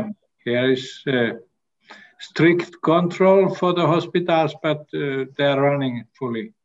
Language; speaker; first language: English; non-native, fluent; Finnish